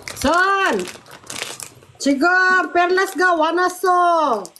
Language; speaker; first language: Korean; non-native, learner; Filipino